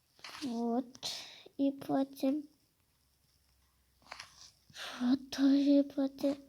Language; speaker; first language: Russian; non-native, local second language; Kazakh